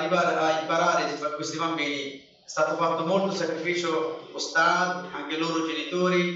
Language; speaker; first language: Italian; non-native, fluent; Bangla